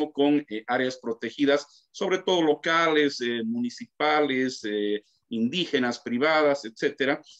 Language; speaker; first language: Spanish; native; Spanish